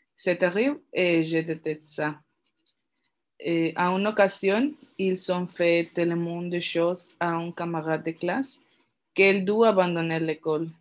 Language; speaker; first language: French; non-native, learner; Spanish